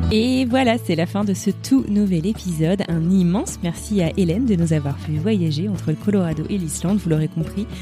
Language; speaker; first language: French; native; French